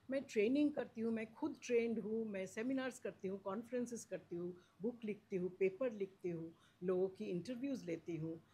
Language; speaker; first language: Hindi; non-native, local second language; Marathi